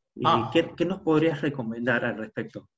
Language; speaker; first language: Spanish; native; Spanish